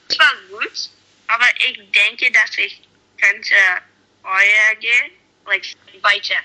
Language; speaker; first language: German; non-native, learner; English